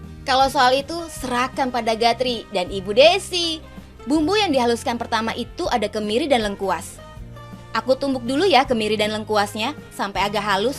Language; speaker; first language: Indonesian; native; Indonesian